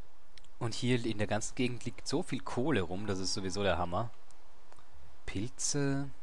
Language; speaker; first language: German; native; German